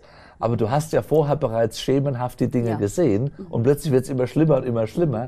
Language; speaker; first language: German; native; German